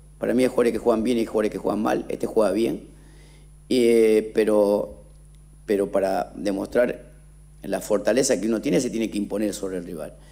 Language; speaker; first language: Spanish; native; Spanish